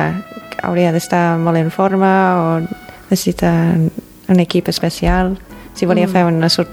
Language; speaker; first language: Catalan; non-native, fluent; English